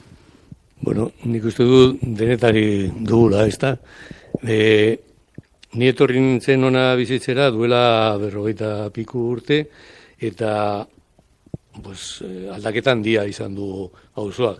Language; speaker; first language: Basque; non-native, local second language; Spanish